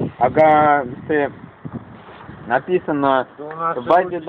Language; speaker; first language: Russian; non-native, learner; Estonian